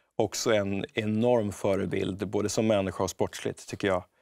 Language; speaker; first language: Swedish; native; Swedish